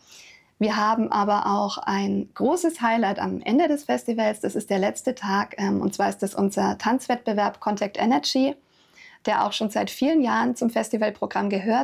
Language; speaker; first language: German; native; German